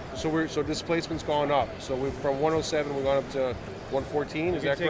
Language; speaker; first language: English; native; English